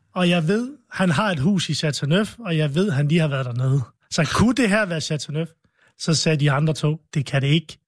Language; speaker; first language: Danish; native; Danish